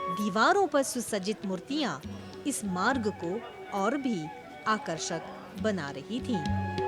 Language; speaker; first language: Hindi; non-native, local second language; Morisyen